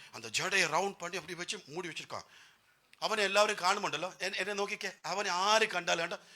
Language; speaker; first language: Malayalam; non-native, local second language; Tamil